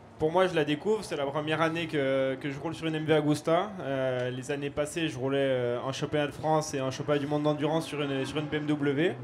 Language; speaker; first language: French; native; French